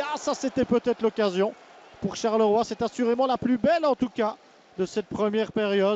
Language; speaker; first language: French; native; French